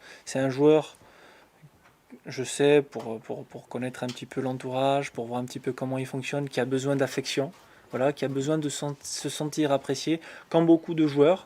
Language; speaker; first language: French; native; French